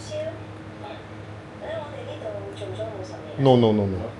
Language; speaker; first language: English; non-native, learner; Japanese